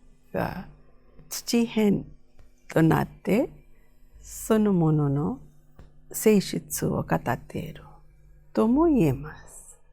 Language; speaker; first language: Japanese; non-native, fluent; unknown